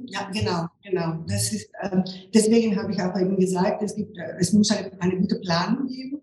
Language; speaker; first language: German; non-native, fluent; Greek